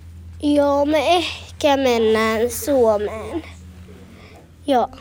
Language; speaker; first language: Finnish; early bilingual, heritage; Finnish